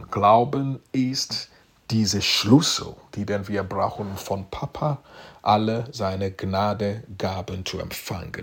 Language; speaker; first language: German; non-native, fluent; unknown